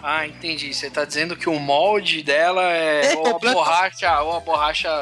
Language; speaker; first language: Portuguese; native; Portuguese